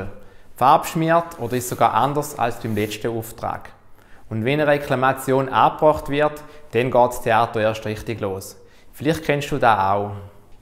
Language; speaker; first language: German; native; German